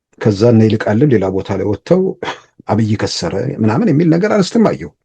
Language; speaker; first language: Amharic; native; Amharic